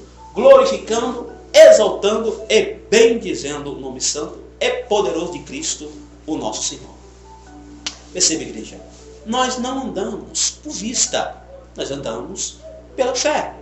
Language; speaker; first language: Portuguese; native; Portuguese